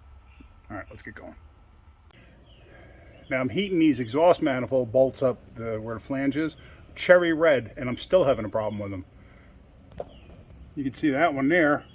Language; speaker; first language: English; native; English